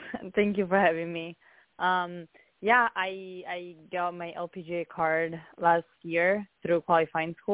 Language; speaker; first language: English; non-native, fluent; Italian